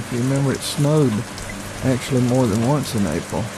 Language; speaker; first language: English; native; English